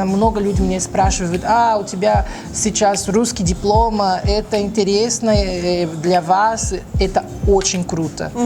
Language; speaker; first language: Russian; non-native, learner; Portuguese